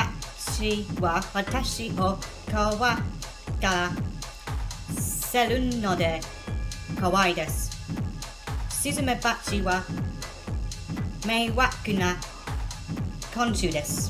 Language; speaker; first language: Japanese; non-native, learner; English